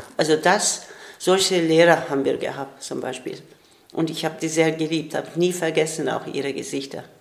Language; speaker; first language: German; non-native, fluent; Turkish